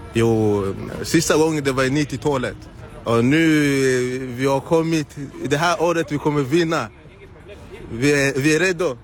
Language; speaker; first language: Swedish; non-native, learner; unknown